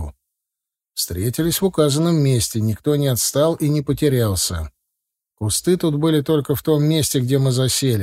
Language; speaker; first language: Russian; native; Russian